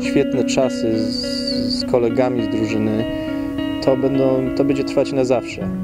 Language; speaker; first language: Polish; early bilingual, heritage; Polish